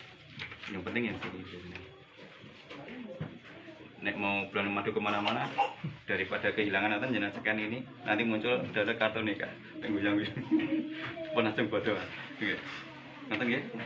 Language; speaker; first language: Indonesian; native; Indonesian